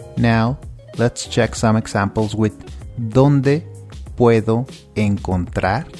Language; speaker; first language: Spanish; non-native, fluent; English